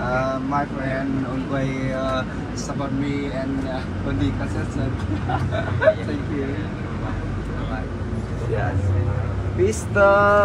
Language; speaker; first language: English; non-native, learner; Vietnamese